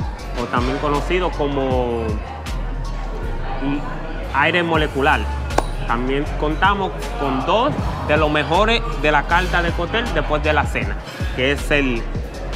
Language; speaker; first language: Spanish; native; Spanish